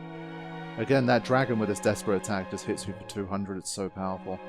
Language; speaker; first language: English; native; English